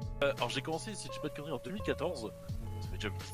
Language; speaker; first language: French; native; French